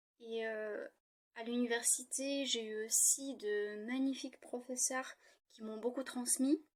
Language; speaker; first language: French; non-native, fluent; Russian